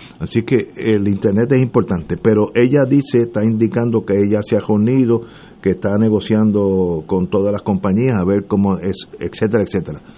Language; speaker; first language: Spanish; early bilingual, heritage; Spanish